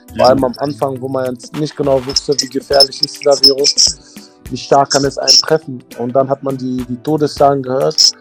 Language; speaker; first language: German; early bilingual, other home language; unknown